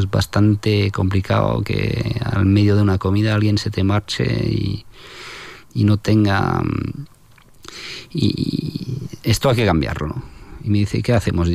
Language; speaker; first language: Spanish; non-native, fluent; French